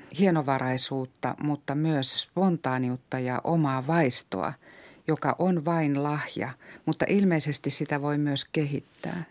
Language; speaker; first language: Finnish; native; Finnish